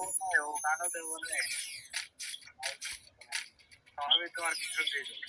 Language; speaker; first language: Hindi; non-native, learner; Bangla